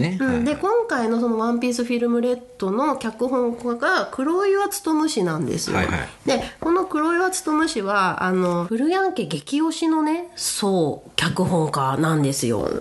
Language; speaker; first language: Japanese; native; Japanese